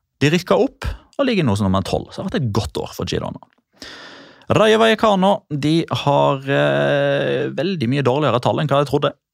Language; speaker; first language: Norwegian; native; Norwegian